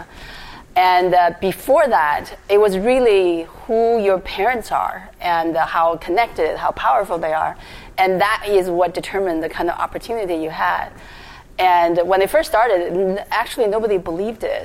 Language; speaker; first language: English; non-native, fluent; Chinese